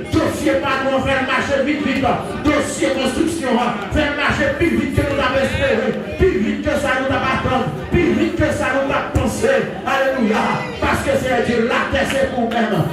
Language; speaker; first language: French; non-native, local second language; Haitian Creole